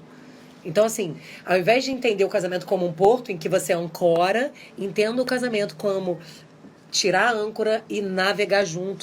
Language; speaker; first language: Portuguese; native; Portuguese